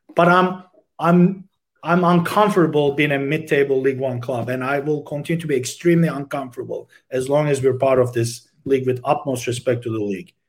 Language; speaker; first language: English; non-native, fluent; Turkish